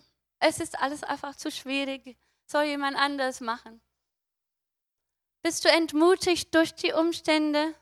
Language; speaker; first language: German; non-native, fluent; English